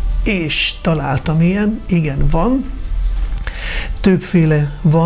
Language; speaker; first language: Hungarian; non-native, fluent; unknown